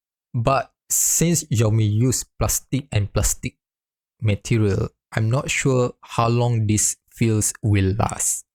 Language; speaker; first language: English; non-native, fluent; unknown